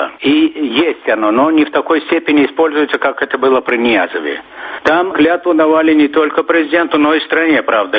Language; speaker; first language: Russian; non-native, local second language; Turkmen